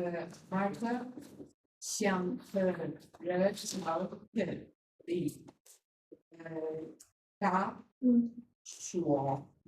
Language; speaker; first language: Chinese; non-native, learner; Portuguese